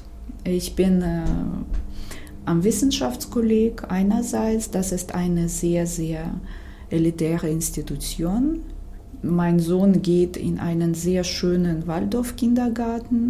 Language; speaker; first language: German; non-native, fluent; Ukrainian